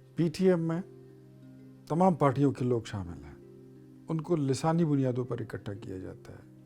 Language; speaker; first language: Urdu; non-native, local second language; Pashto